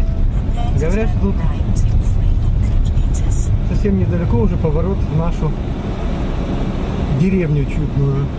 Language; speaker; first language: Russian; native; Russian